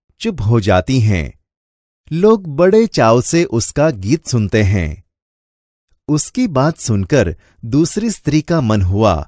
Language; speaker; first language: Hindi; non-native, local second language; Gujarati